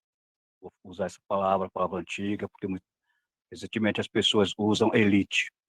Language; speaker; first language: Portuguese; non-native, local second language; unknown